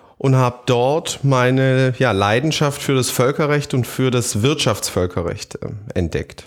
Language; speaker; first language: German; native; German